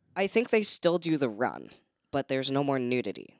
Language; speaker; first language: English; native; English